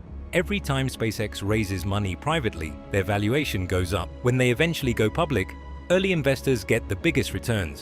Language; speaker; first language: English; native; English